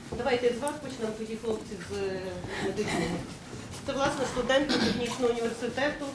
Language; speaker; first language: Ukrainian; native; Ukrainian